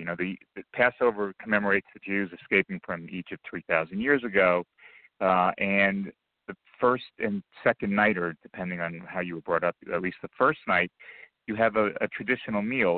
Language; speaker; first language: English; native; English